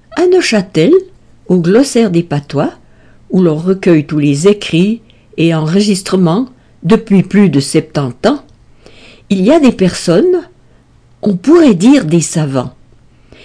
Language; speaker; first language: French; native; French